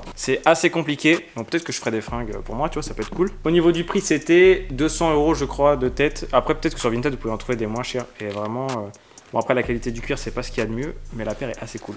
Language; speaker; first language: French; native; French